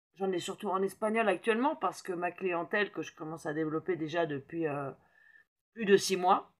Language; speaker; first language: French; native; French